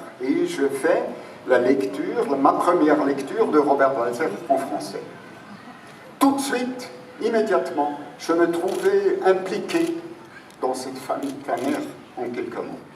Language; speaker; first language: French; non-native, fluent; German